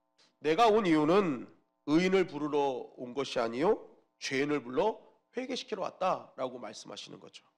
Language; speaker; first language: Korean; native; Korean